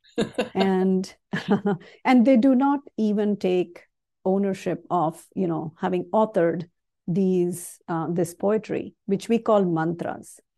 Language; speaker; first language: English; non-native, local second language; Kannada